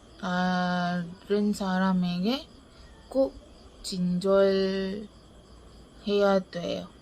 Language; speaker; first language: Korean; non-native, learner; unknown